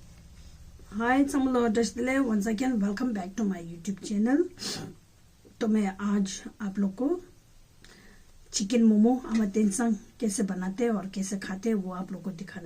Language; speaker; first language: Hindi; non-native, local second language; Tibetan